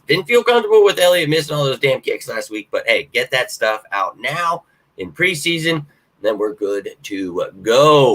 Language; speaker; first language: English; native; English